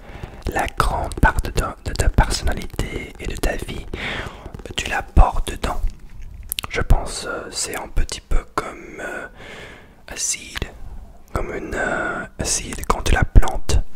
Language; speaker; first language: French; non-native, learner; English